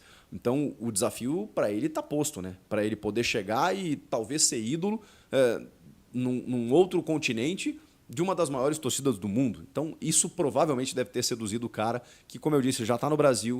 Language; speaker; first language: Portuguese; native; Portuguese